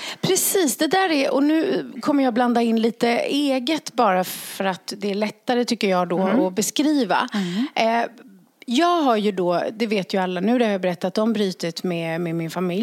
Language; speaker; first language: Swedish; native; Swedish